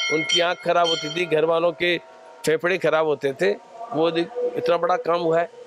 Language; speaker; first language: Hindi; native; Hindi